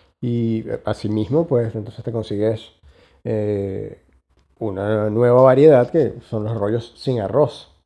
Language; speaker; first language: Spanish; native; Spanish